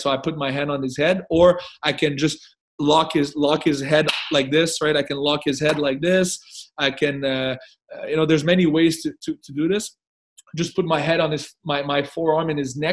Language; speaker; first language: English; non-native, fluent; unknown